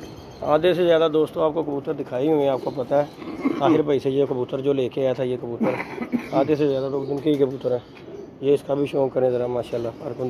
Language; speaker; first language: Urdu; non-native, local second language; Punjabi